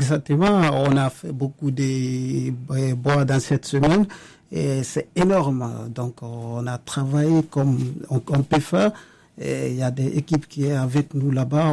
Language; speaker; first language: French; non-native, local second language; Mandingo